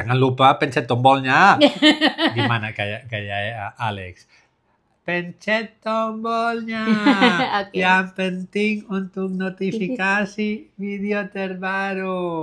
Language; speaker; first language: Indonesian; non-native, learner; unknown